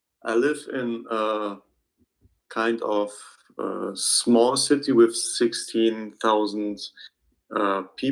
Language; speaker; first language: English; non-native, learner; German